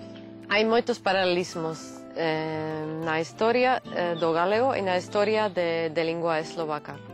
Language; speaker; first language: Galician; non-native, fluent; Slovak